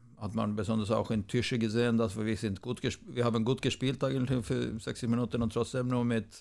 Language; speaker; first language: German; non-native, fluent; Swedish